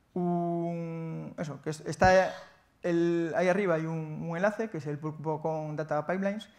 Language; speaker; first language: Spanish; native; Spanish